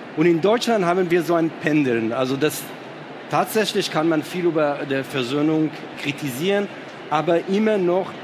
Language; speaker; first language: German; non-native, fluent; Hebrew